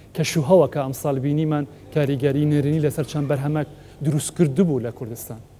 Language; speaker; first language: Central Kurdish; non-native, local second language; Kurdish